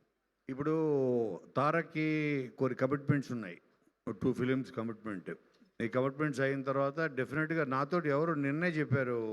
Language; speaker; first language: Telugu; native; Telugu